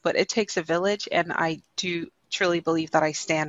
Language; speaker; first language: English; non-native, local second language; Igbo